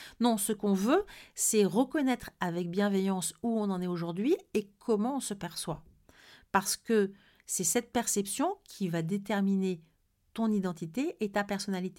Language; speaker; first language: French; native; French